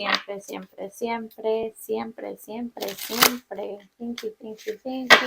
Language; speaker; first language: Spanish; early bilingual, heritage; Spanish